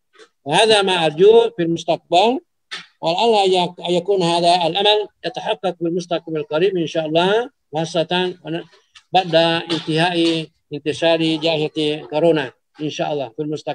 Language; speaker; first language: Arabic; non-native, fluent; Indonesian